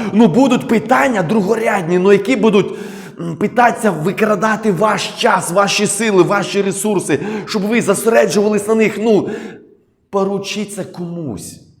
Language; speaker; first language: Ukrainian; non-native, local second language; Russian